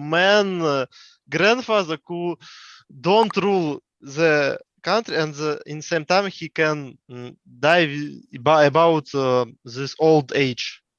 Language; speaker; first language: English; non-native, learner; Russian